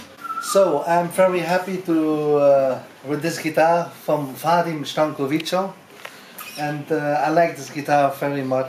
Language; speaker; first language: English; non-native, learner; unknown